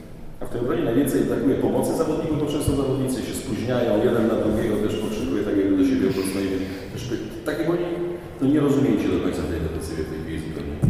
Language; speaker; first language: Polish; native; Polish